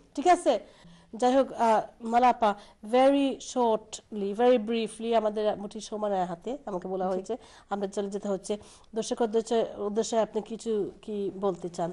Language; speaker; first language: Bangla; early bilingual, heritage; Bangla